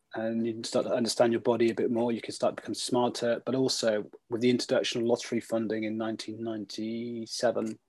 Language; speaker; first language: English; native; English